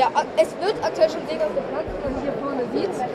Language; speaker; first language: German; native; German